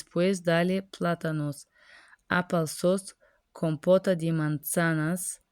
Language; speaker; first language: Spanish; non-native, learner; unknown